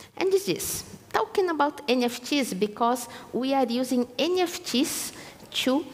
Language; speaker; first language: English; non-native, fluent; Portuguese